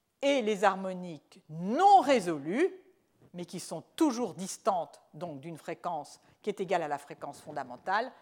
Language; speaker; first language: French; native; French